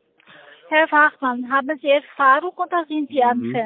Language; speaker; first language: German; non-native, learner; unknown